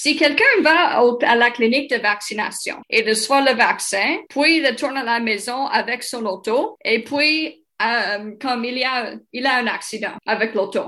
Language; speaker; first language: French; non-native, local second language; English